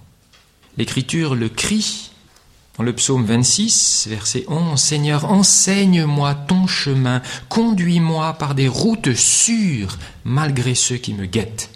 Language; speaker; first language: French; native; French